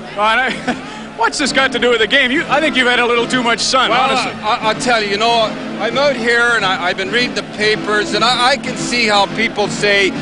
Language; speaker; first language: English; native; English